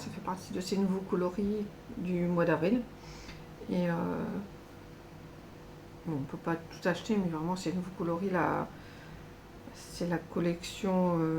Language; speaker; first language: French; native; French